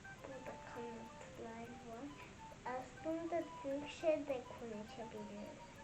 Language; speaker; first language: Turkish; early bilingual, heritage; Turkish